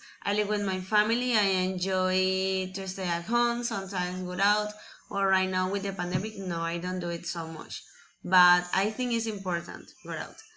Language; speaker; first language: English; non-native, learner; Spanish